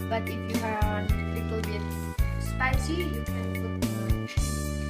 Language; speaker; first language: English; non-native, learner; Indonesian